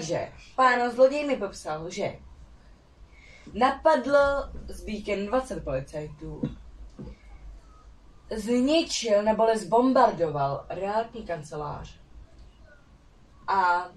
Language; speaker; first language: Czech; native; Czech